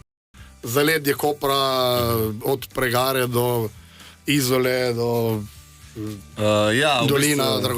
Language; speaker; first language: Slovenian; native; Slovenian